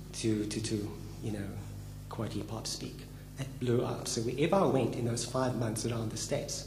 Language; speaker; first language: English; native; English